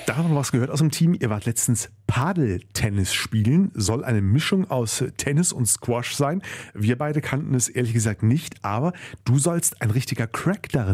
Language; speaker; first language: German; native; German